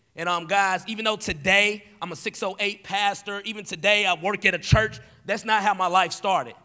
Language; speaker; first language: English; native; English